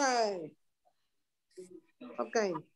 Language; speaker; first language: English; non-native, learner; Spanish